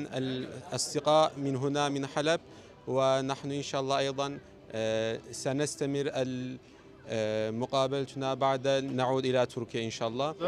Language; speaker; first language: Arabic; non-native, learner; Turkish